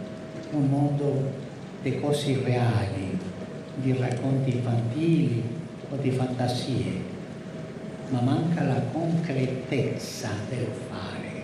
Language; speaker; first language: Italian; non-native, fluent; Spanish